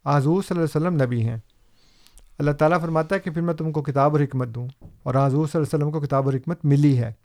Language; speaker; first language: Urdu; non-native, local second language; Punjabi